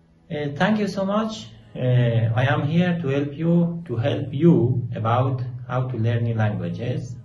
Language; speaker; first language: English; non-native, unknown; Persian